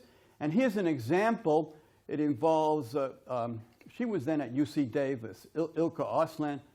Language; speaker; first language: English; native; English